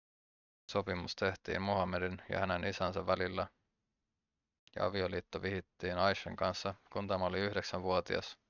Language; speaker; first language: Finnish; native; Finnish